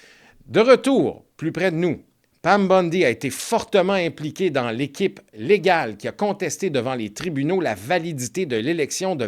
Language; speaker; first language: French; native; French